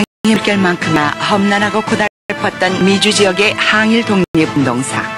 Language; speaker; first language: Korean; native; Korean